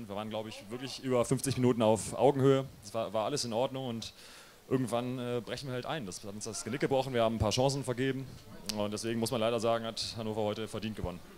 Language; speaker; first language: German; native; German